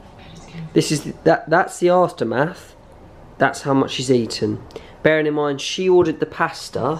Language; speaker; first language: English; native; English